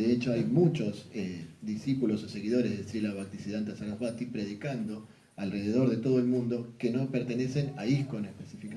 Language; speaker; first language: Spanish; non-native, fluent; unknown